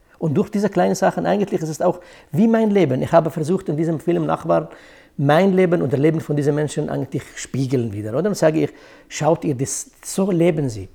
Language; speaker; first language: German; non-native, fluent; Kurdish